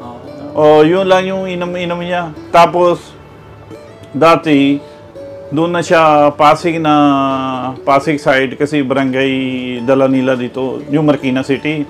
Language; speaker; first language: Filipino; non-native, learner; Punjabi